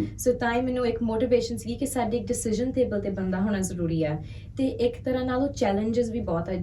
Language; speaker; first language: Punjabi; early bilingual, heritage; Punjabi